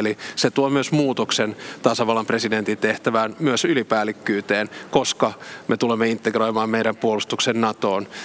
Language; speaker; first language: Finnish; native; Finnish